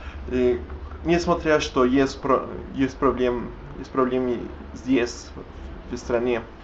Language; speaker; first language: Russian; non-native, learner; Spanish